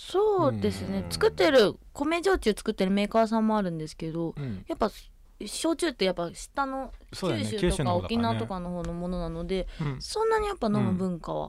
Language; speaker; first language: Japanese; native; Japanese